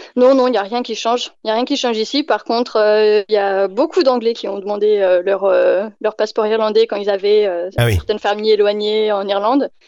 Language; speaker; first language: French; native; French